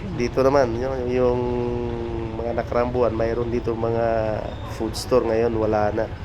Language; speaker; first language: Filipino; native; Filipino